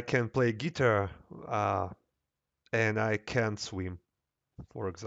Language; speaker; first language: English; non-native, learner; Russian